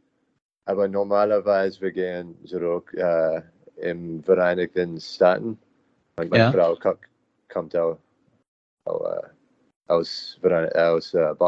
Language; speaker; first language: German; non-native, learner; English